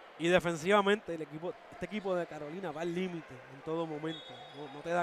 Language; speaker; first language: Spanish; native; Spanish